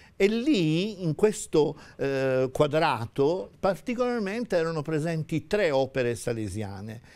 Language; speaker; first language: Italian; native; Italian